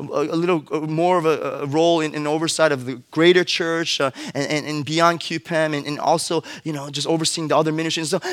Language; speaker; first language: English; early bilingual, other home language; Korean